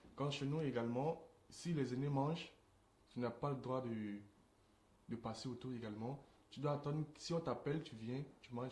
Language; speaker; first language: French; non-native, local second language; Sango